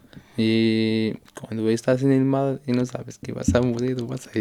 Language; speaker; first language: Spanish; non-native, learner; Arabic